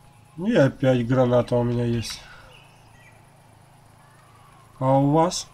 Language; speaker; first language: Russian; native; Russian